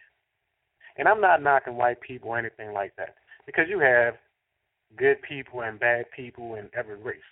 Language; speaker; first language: English; native; English